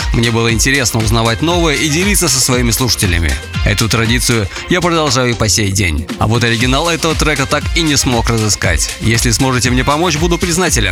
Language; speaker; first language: Russian; native; Russian